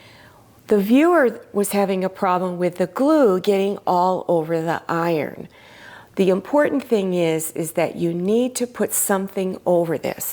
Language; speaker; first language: English; native; English